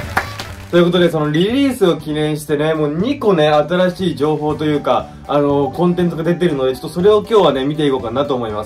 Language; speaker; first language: Japanese; native; Japanese